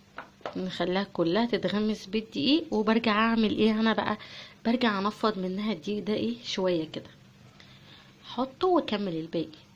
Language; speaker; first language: Arabic; native; Arabic